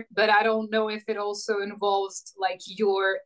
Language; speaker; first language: English; non-native, fluent; Croatian